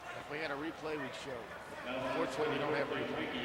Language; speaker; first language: English; native; English